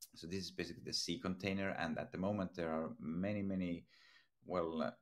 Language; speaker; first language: English; non-native, fluent; Estonian